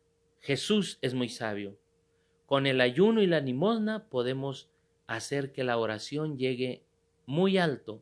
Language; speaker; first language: Spanish; native; Spanish